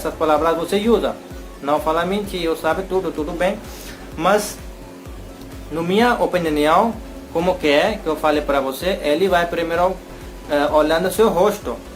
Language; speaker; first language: Portuguese; non-native, learner; Hindi